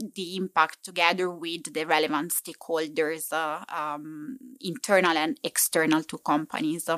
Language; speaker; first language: English; non-native, fluent; Italian